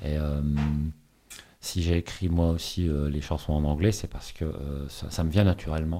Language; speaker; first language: French; native; French